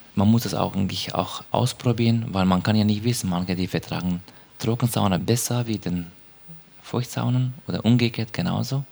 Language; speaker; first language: German; non-native, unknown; Turkish